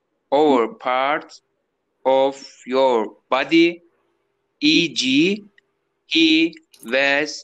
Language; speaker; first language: English; non-native, learner; Turkish